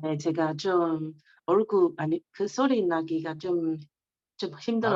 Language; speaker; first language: Korean; non-native, learner; Chinese